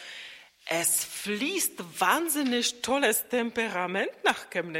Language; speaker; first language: German; non-native, fluent; Czech